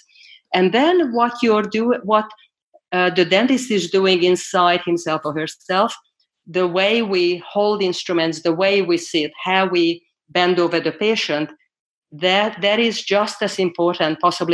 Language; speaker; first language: English; non-native, fluent; Hungarian